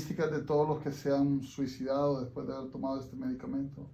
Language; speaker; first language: Spanish; native; Spanish